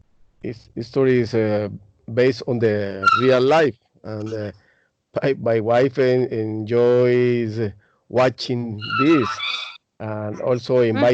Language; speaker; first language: English; non-native, learner; Spanish